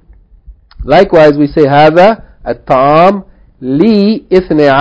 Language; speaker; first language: Arabic; non-native, fluent; English